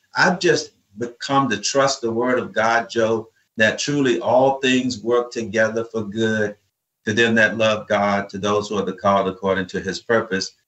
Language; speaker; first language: English; native; English